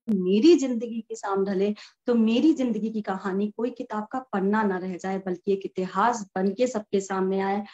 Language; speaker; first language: Hindi; native; Hindi